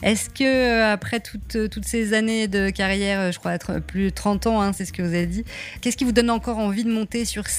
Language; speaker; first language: French; native; French